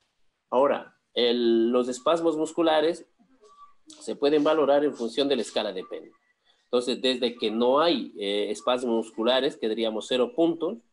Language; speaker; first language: Spanish; native; Spanish